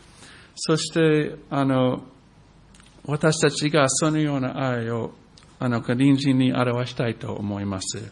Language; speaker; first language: Japanese; non-native, fluent; English